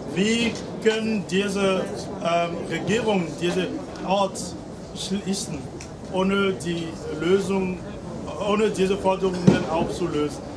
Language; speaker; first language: German; non-native, learner; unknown